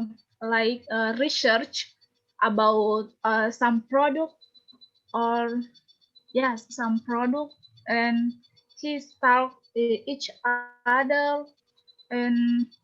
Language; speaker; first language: English; non-native, learner; Indonesian